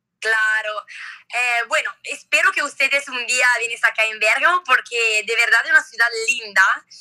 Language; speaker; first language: Spanish; non-native, learner; Italian